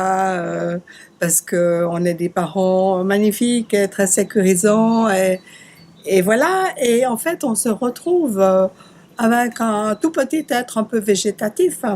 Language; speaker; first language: French; native; French